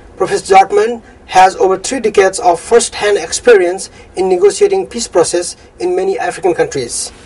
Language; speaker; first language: English; non-native, local second language; Nepali